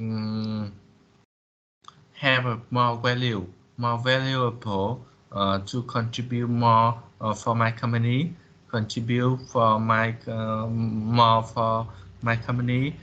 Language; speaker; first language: English; non-native, learner; Vietnamese